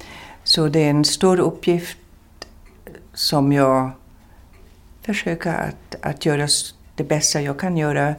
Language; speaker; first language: Swedish; non-native, fluent; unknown